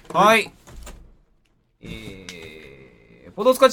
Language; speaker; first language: Japanese; native; Japanese